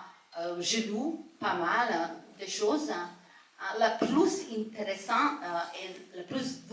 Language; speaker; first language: French; non-native, fluent; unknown